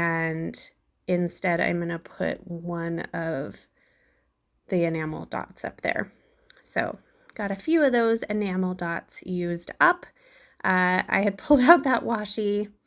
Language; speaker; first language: English; native; English